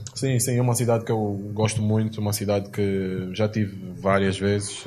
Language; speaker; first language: Portuguese; native; Portuguese